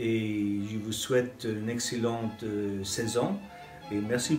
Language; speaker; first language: French; non-native, fluent; English